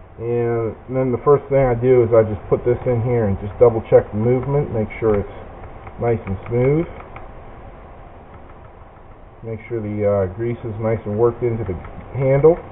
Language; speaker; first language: English; native; English